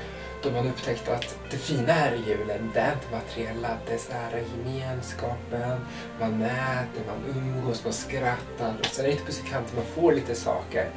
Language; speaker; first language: Swedish; native; Swedish